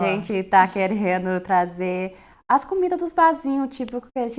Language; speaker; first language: Portuguese; early bilingual, heritage; Portuguese